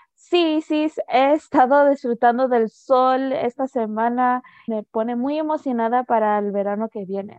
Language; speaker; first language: Spanish; early bilingual, heritage; Spanish